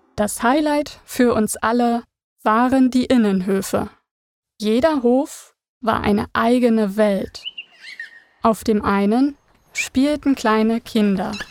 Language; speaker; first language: German; native; German